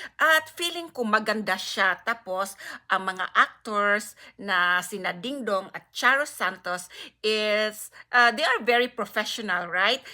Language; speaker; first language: Filipino; non-native, local second language; Cebuano